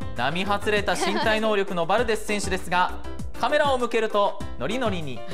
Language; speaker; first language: Japanese; native; Japanese